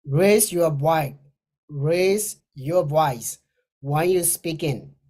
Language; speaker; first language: English; non-native, fluent; Burmese